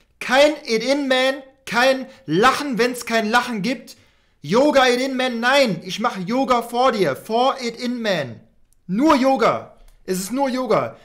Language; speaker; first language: German; native; German